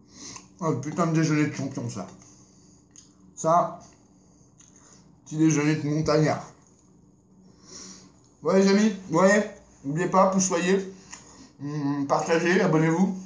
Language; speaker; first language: French; native; French